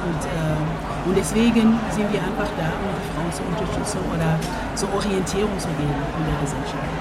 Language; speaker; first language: German; non-native, fluent; French